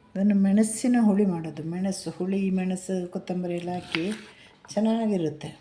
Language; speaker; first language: Kannada; non-native, local second language; Malayalam